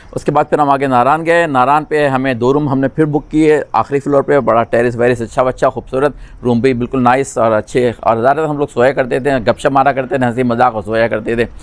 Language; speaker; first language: Urdu; native; Urdu